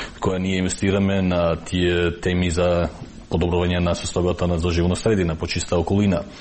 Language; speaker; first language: Macedonian; non-native, local second language; Albanian